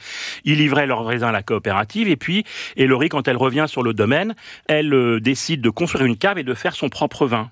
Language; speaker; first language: French; native; French